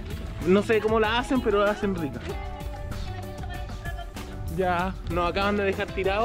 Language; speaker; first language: Spanish; native; Spanish